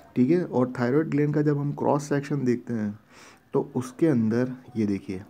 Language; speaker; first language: Hindi; non-native, local second language; Gujarati